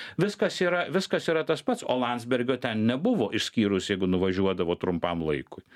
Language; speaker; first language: Lithuanian; native; Lithuanian